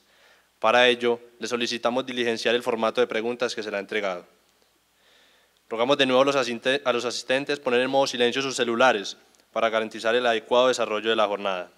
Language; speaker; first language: Spanish; native; Spanish